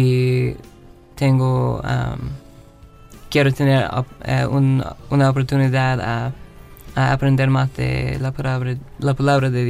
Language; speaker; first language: Spanish; non-native, learner; English